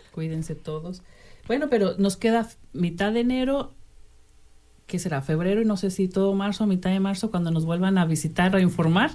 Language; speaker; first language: Spanish; native; Spanish